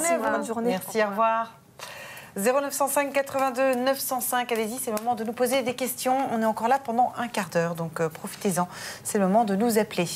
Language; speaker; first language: French; native; French